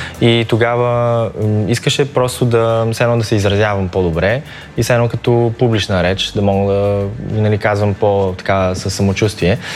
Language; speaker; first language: Bulgarian; early bilingual, other home language; Chinese